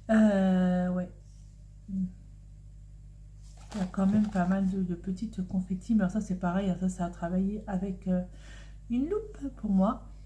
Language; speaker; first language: French; native; French